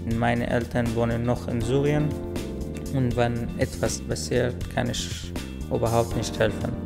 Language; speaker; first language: German; non-native, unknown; Arabic